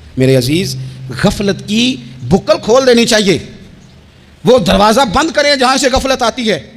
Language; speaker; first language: Urdu; non-native, local second language; Punjabi